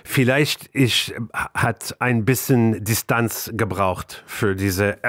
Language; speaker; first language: German; non-native, learner; English